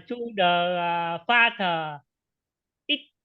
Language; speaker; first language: English; non-native, learner; Vietnamese